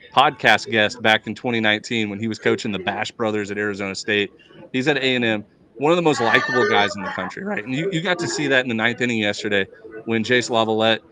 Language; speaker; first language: English; native; English